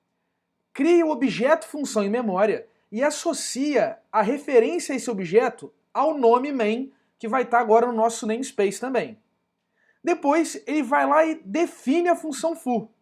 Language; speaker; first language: Portuguese; native; Portuguese